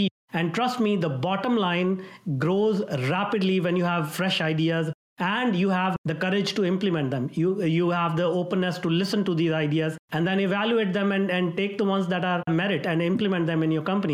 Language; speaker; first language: English; non-native, local second language; Hindi